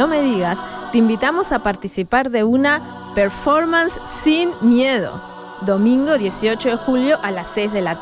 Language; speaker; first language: Spanish; native; Spanish